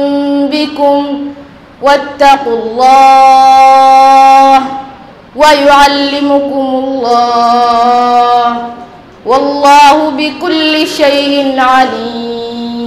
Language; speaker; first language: Arabic; non-native, local second language; Somali